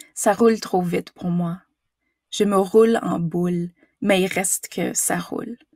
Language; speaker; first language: French; native; French